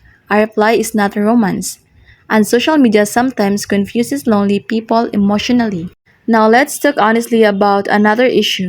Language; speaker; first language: English; non-native, local second language; Filipino